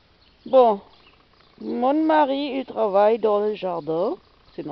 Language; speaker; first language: French; non-native, learner; German